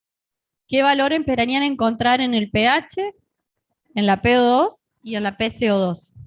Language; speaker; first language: Spanish; native; Spanish